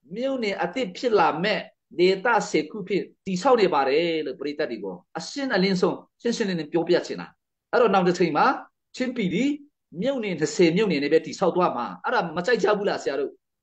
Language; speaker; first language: Burmese; non-native, local second language; Hakha Chin